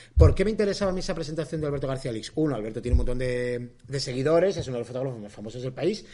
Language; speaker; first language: Spanish; native; Spanish